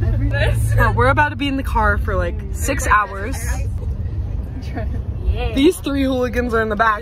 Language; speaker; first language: English; native; English